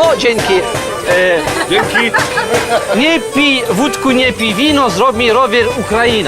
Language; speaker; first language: Polish; non-native, learner; Ukrainian